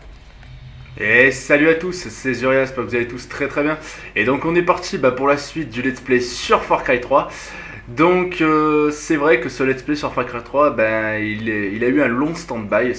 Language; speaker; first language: French; native; French